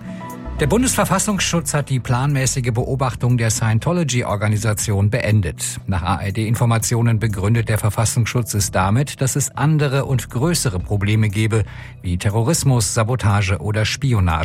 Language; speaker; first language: German; native; German